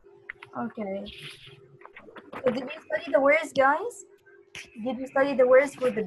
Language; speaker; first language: English; non-native, fluent; Arabic